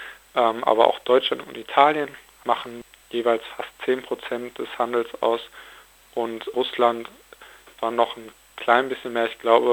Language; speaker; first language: German; native; German